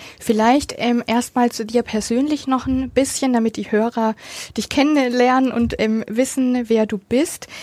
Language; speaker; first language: German; native; German